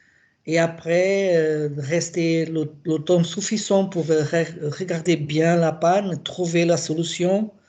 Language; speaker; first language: French; non-native, learner; Portuguese